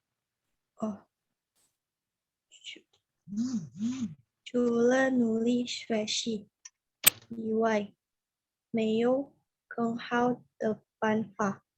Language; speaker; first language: Chinese; non-native, learner; Indonesian